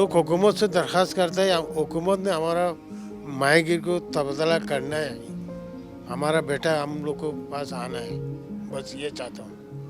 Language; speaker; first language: Hindi; non-native, local second language; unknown